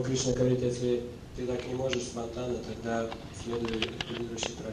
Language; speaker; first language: Russian; native; Russian